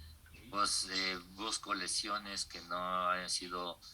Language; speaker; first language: Spanish; native; Spanish